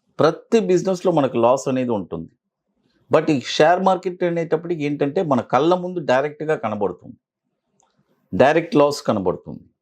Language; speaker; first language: Telugu; native; Telugu